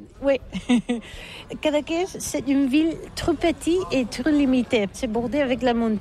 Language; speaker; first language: French; non-native, learner; Catalan